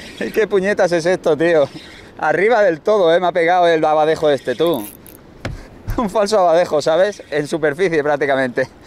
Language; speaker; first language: Spanish; native; Spanish